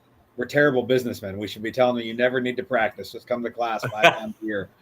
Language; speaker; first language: English; native; English